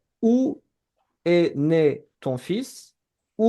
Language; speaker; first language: French; non-native, fluent; Azerbaijani